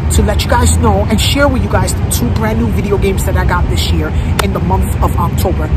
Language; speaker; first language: English; native; English